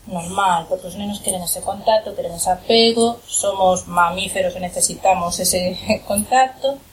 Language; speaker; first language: Spanish; non-native, local second language; Galician